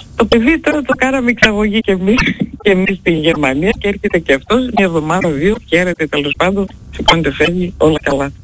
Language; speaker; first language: Greek; early bilingual, heritage; Greek